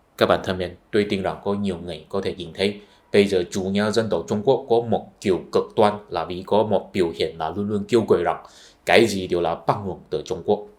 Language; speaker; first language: Vietnamese; non-native, fluent; Chinese